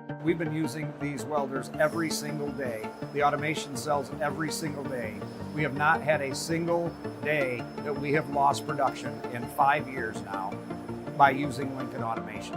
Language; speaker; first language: English; native; English